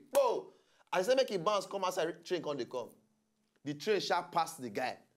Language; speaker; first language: Nigerian Pidgin; native; Nigerian Pidgin